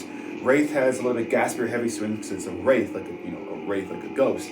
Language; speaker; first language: English; native; English